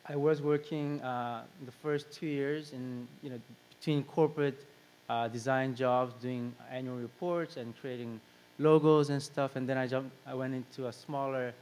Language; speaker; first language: English; non-native, fluent; Korean